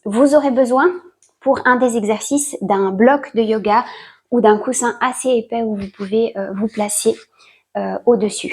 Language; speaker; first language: French; native; French